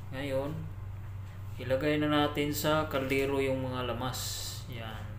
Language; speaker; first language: Filipino; non-native, local second language; Cebuano